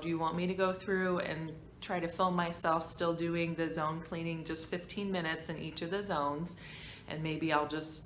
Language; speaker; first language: English; native; English